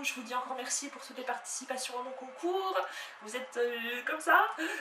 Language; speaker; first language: French; native; French